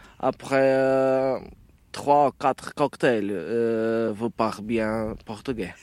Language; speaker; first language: French; non-native, learner; Portuguese